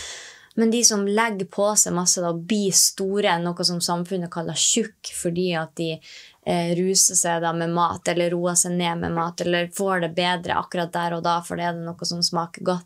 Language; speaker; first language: Norwegian; native; Norwegian